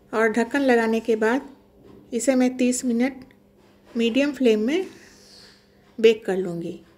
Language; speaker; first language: Hindi; non-native, local second language; Bangla